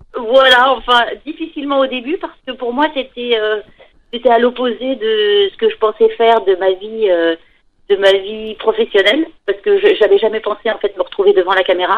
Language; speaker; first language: French; native; French